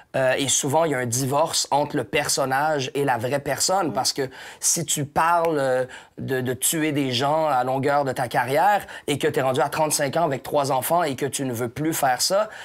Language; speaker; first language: French; native; French